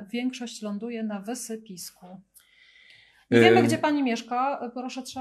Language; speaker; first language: Polish; native; Polish